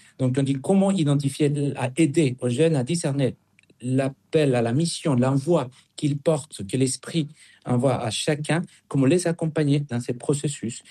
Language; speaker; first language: French; non-native, fluent; Spanish